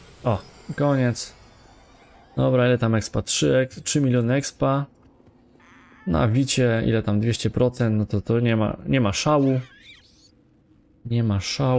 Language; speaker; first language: Polish; native; Polish